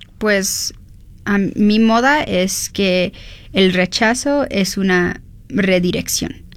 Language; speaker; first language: Spanish; early bilingual, heritage; Spanish